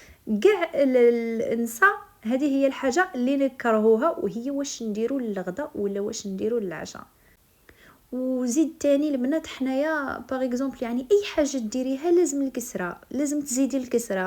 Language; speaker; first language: Arabic; native; Arabic